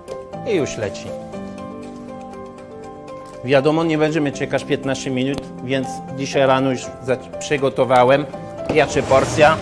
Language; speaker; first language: Polish; non-native, learner; French